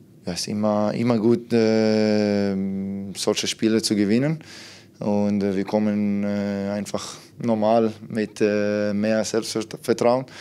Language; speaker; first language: German; non-native, fluent; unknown